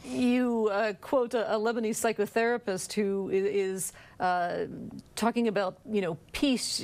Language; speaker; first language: English; native; English